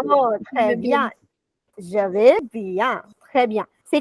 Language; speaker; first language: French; non-native, fluent; Hindi